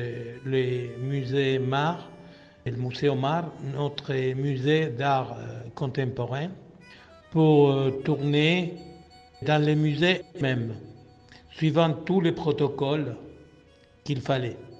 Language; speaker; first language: French; non-native, fluent; Spanish